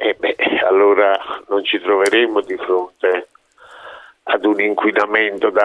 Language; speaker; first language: Italian; native; Italian